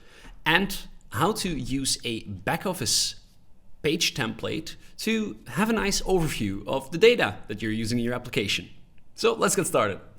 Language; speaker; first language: English; non-native, fluent; Dutch